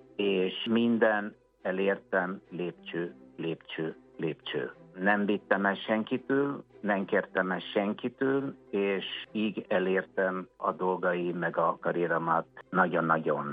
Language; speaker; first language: Hungarian; non-native, fluent; Italian